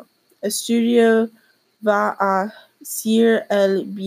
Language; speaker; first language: Spanish; non-native, learner; English